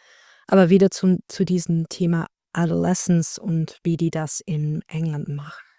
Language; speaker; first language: German; non-native, learner; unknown